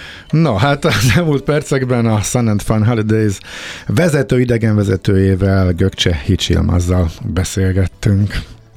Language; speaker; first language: Hungarian; native; Hungarian